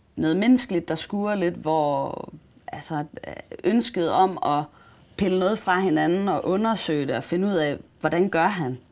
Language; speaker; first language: Danish; native; Danish